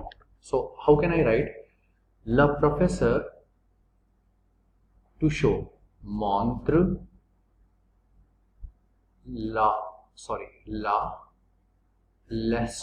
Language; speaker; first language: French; non-native, fluent; Hindi